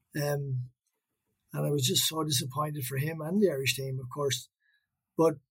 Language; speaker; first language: English; native; English